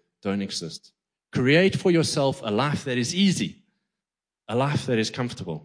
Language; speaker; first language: English; native; English